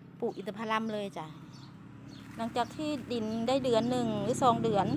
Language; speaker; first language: Thai; non-native, local second language; Lao